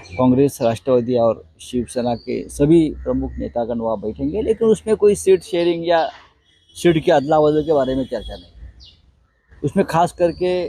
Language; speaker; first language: Hindi; non-native, local second language; Marathi